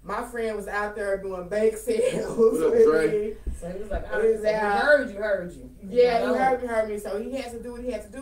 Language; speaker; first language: English; native; English